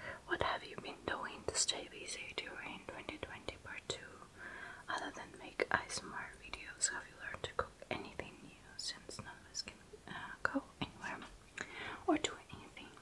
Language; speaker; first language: English; non-native, fluent; Russian